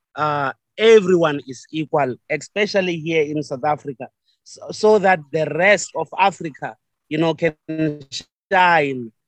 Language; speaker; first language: English; non-native, local second language; Venda